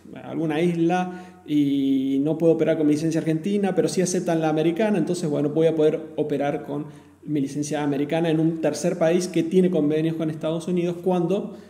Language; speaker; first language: Spanish; native; Spanish